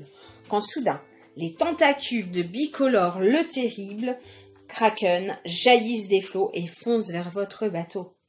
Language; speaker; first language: French; native; French